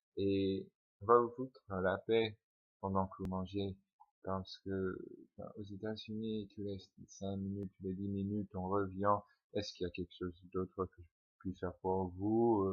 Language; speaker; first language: French; non-native, fluent; English